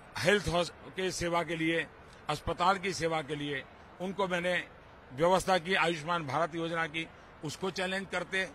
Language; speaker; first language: Hindi; non-native, local second language; Gujarati